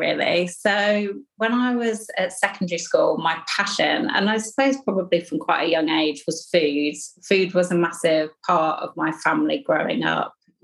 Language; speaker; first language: English; native; English